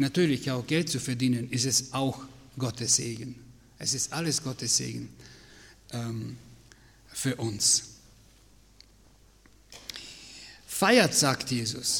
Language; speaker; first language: German; non-native, fluent; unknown